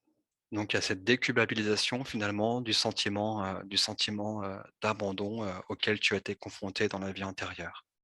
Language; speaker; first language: French; native; French